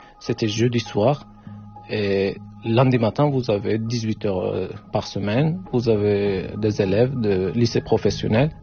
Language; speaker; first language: French; non-native, learner; Turkish